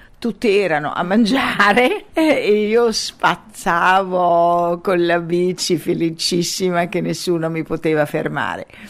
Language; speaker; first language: Italian; non-native, fluent; Arabic